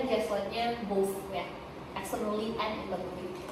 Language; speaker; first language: Indonesian; native; Indonesian